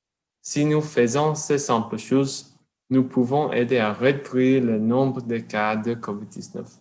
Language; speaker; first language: French; non-native, learner; English